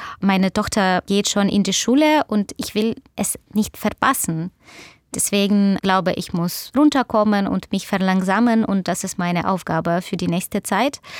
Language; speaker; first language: German; non-native, fluent; Russian